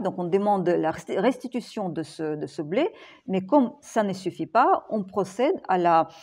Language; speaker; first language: French; non-native, fluent; Ukrainian